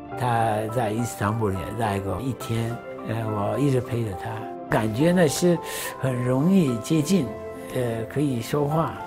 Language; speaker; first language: Chinese; non-native, fluent; Turkish